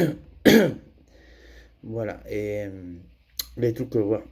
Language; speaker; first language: French; non-native, fluent; Spanish